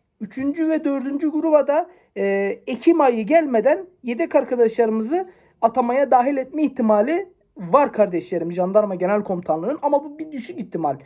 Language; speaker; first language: Turkish; native; Turkish